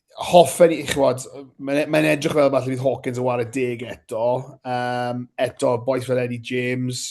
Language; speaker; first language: Welsh; native; Welsh